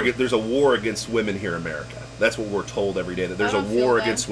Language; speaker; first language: English; native; English